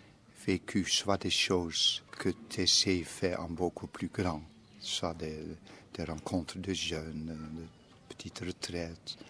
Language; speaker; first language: French; non-native, fluent; Dutch